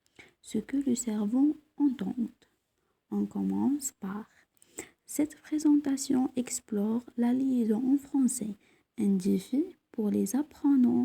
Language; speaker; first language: French; non-native, local second language; Arabic